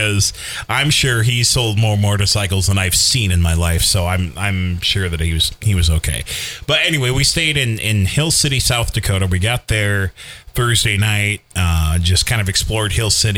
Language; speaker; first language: English; native; English